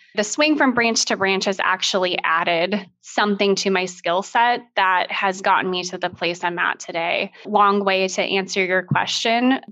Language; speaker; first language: English; native; English